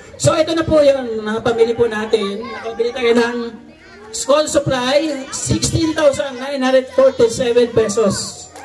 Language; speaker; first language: Filipino; native; Filipino